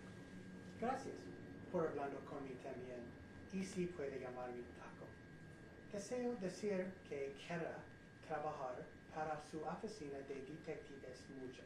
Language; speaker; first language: Spanish; non-native, learner; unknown